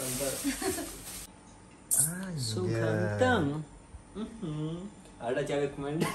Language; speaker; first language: Indonesian; non-native, learner; Urdu